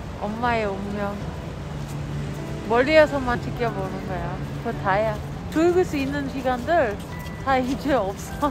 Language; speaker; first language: Korean; non-native, fluent; German